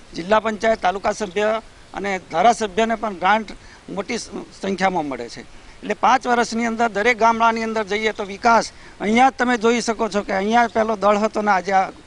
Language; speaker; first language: Gujarati; native; Gujarati